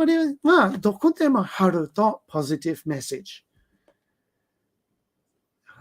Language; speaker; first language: Japanese; non-native, learner; English